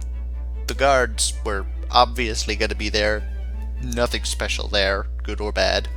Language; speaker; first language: English; native; English